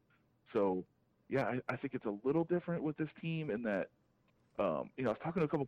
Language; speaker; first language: English; native; English